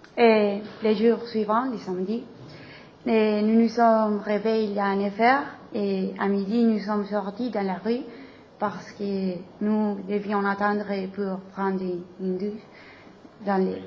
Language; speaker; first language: French; non-native, learner; Spanish